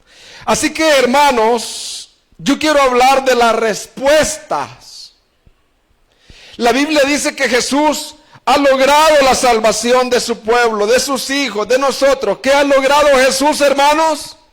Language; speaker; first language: Spanish; native; Spanish